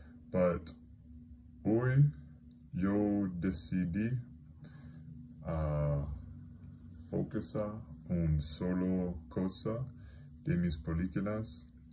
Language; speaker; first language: Spanish; non-native, learner; English